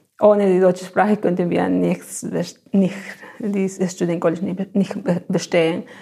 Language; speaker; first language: German; non-native, fluent; Spanish